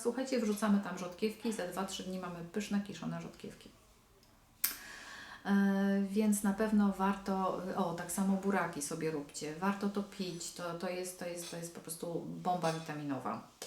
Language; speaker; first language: Polish; native; Polish